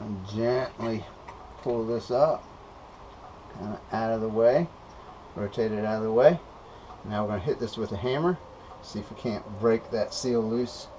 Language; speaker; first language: English; native; English